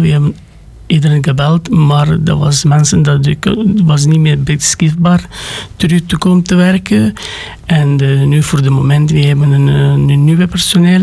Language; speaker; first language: Dutch; non-native, learner; Romanian